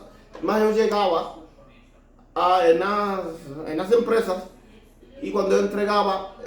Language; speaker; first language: Portuguese; non-native, learner; Spanish